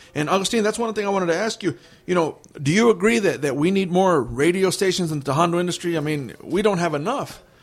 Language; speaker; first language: English; early bilingual, other home language; Spanish